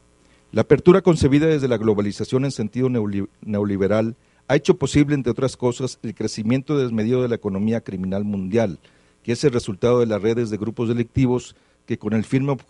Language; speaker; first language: Spanish; native; Spanish